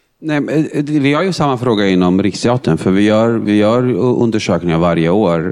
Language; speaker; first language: Swedish; non-native, fluent; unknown